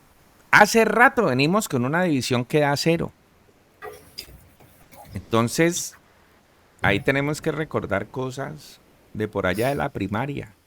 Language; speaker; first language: Spanish; native; Spanish